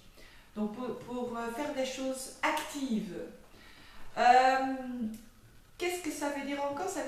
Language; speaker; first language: French; non-native, fluent; Dutch